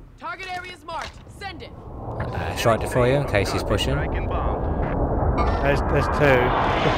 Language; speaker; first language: English; native; English